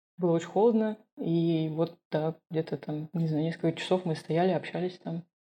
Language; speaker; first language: Russian; non-native, local second language; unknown